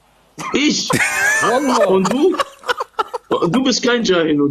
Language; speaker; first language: German; native; German